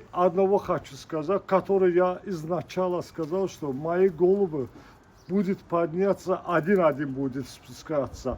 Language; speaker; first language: Russian; non-native, local second language; Azerbaijani